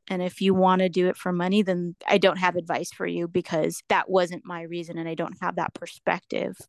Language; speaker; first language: English; native; English